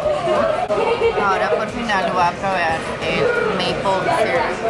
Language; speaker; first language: Spanish; non-native, fluent; Croatian